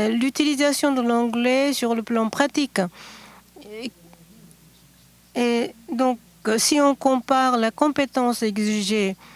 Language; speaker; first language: French; non-native, fluent; Japanese